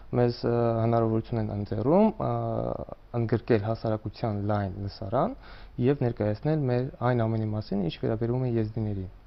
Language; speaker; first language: Armenian; non-native, local second language; Kurdish